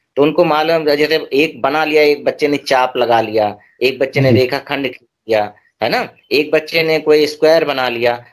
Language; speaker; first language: Hindi; native; Hindi